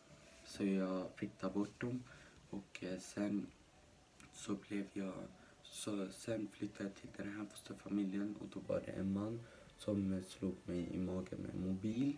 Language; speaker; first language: Swedish; early bilingual, other home language; Somali